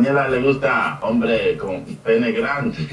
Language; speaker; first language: Spanish; native; Spanish